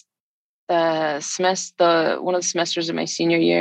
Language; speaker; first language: English; native; English